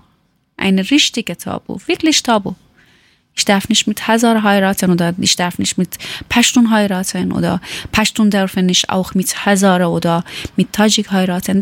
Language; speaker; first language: German; non-native, learner; Persian